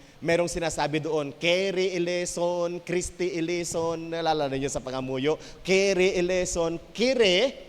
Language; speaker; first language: Filipino; native; Filipino